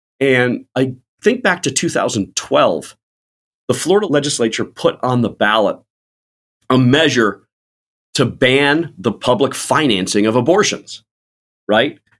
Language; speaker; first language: English; native; English